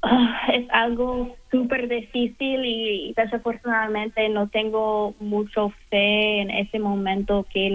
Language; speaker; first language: Spanish; non-native, fluent; English